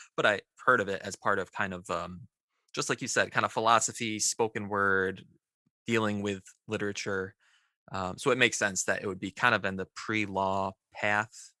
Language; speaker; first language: English; native; English